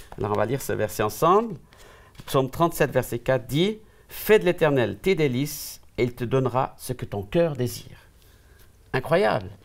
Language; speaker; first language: French; native; French